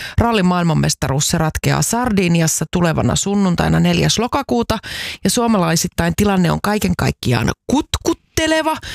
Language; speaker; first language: Finnish; native; Finnish